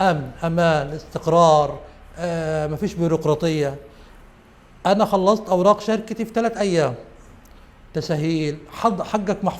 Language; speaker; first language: Arabic; native; Arabic